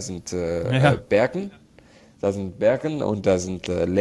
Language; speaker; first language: German; non-native, learner; Arabic